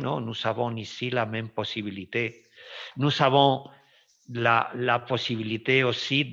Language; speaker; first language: French; non-native, fluent; Spanish